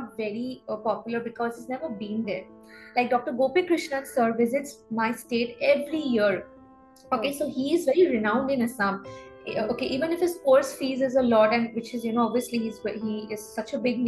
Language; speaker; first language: English; non-native, local second language; Assamese